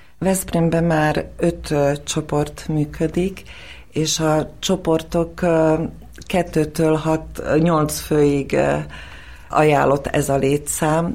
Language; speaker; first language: Hungarian; non-native, local second language; Slovak